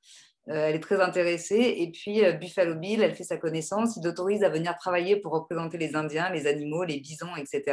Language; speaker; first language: French; native; French